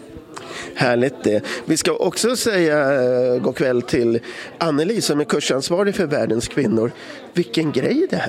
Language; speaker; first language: Swedish; native; Swedish